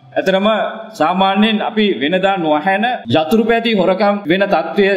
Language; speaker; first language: Sinhala; native; Sinhala